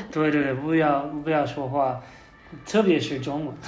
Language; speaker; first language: Chinese; non-native, learner; English